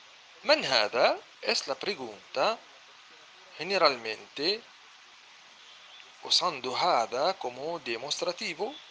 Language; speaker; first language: Spanish; non-native, fluent; Arabic